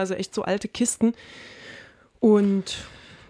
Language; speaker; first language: German; native; German